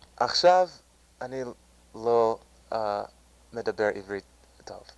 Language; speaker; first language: Hebrew; non-native, learner; English